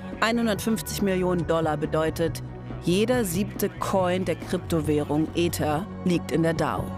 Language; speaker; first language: German; native; German